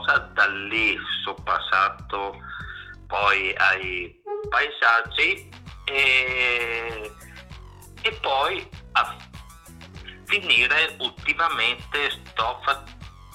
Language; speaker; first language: Italian; native; Italian